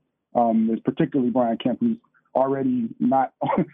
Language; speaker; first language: English; native; English